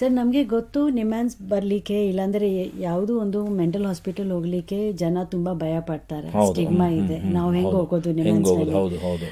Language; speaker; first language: Kannada; non-native, local second language; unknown